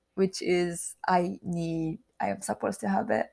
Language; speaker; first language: English; non-native, learner; Japanese